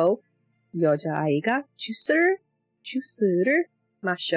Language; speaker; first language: Korean; non-native, learner; English